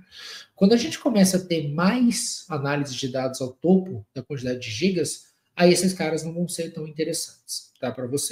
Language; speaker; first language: Portuguese; native; Portuguese